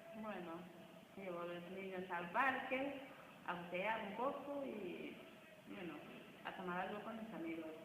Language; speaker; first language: Spanish; non-native, fluent; Wolof